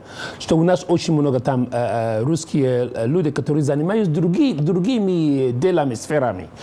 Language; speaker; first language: Russian; non-native, learner; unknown